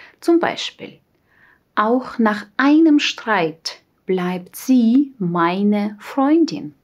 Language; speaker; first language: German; non-native, fluent; Russian